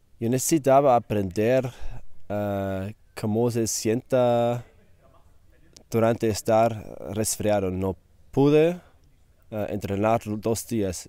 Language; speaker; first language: Spanish; non-native, learner; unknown